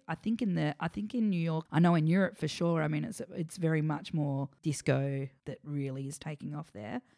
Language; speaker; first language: English; native; English